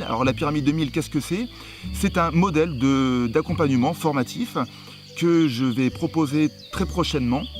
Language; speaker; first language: French; native; French